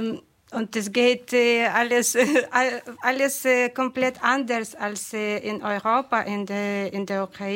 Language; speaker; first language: German; non-native, fluent; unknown